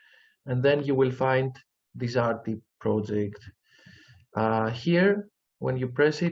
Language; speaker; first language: English; non-native, fluent; Greek